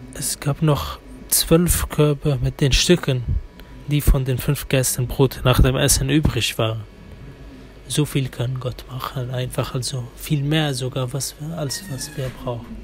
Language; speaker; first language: German; non-native, fluent; Arabic